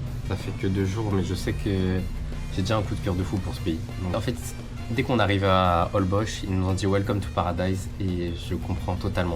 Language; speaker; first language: French; native; French